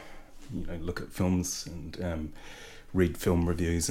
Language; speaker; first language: English; native; English